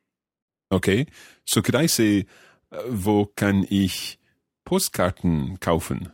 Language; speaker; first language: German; non-native, learner; English